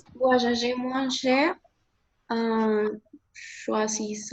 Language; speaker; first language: French; non-native, learner; Spanish